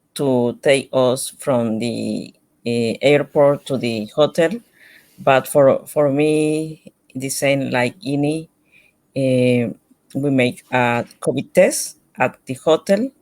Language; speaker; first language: English; non-native, learner; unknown